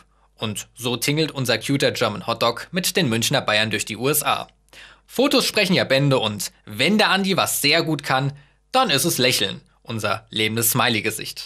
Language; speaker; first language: German; native; German